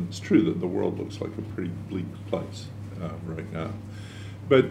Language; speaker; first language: English; native; English